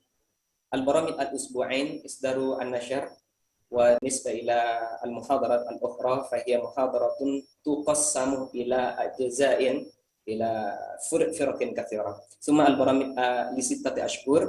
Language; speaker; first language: Arabic; non-native, fluent; Indonesian